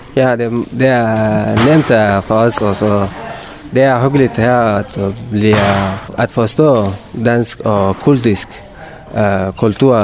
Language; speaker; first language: Danish; non-native, learner; Kurdish